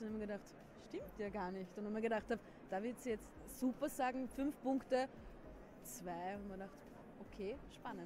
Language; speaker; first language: German; native; German